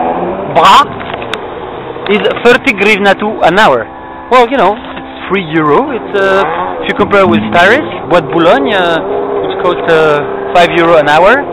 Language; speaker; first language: English; non-native, fluent; French